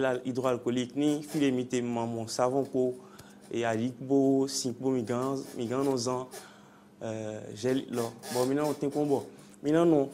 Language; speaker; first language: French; non-native, local second language; Fon